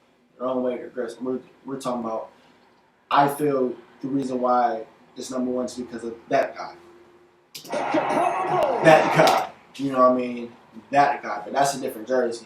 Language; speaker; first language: English; native; English